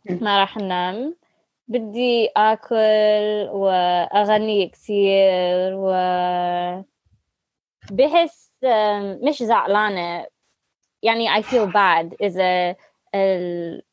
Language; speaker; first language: Arabic; non-native, learner; English